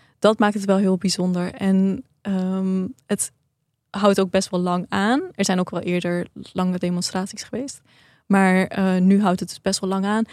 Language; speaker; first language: Dutch; early bilingual, other home language; Persian